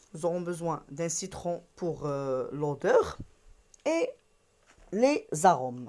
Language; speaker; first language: French; non-native, local second language; Arabic